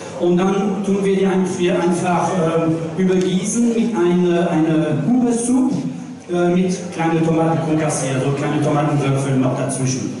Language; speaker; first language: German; non-native, fluent; French